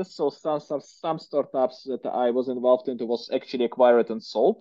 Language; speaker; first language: English; non-native, fluent; Russian